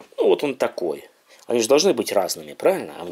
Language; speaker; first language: Russian; native; Russian